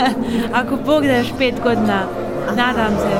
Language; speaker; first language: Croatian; early bilingual, heritage; Bosnian